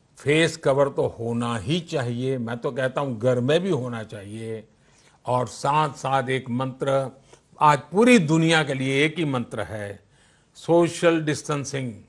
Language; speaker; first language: Hindi; non-native, local second language; Gujarati